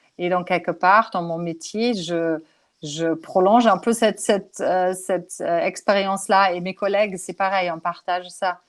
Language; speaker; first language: French; non-native, fluent; German